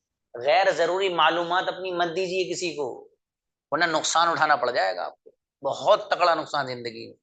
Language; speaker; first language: Hindi; native; Hindi